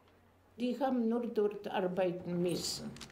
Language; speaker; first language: German; non-native, fluent; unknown